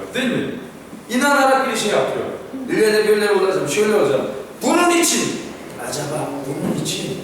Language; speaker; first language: Turkish; non-native, fluent; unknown